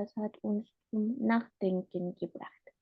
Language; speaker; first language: German; non-native, fluent; Spanish